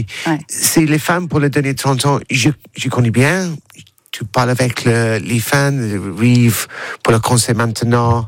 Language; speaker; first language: French; non-native, learner; English